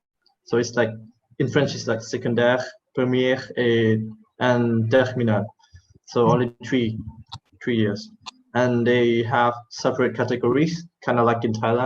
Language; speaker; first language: English; non-native, fluent; Thai